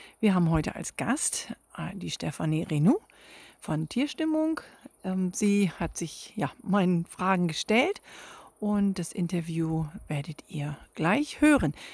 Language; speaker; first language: German; native; German